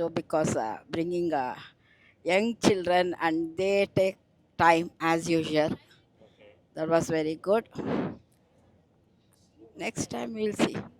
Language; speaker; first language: Kannada; non-native, local second language; Telugu